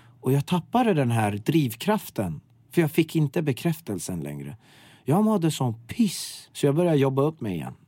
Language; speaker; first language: Swedish; early bilingual, other home language; Persian